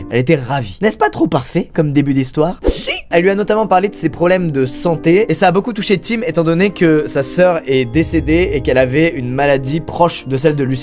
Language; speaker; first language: French; native; French